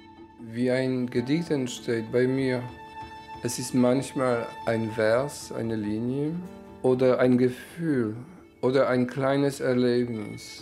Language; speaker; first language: German; non-native, fluent; Polish